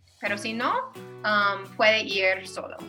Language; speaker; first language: Spanish; non-native, fluent; English